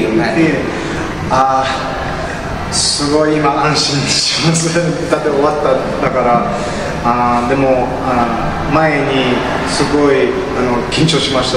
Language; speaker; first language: Japanese; non-native, learner; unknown